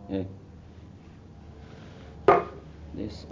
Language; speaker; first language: Dutch; non-native, learner; Arabic